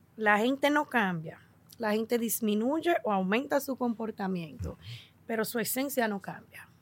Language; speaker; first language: Spanish; early bilingual, heritage; Spanish